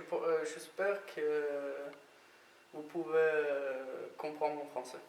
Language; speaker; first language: French; non-native, learner; Norwegian